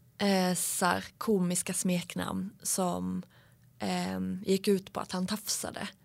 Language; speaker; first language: Swedish; native; Swedish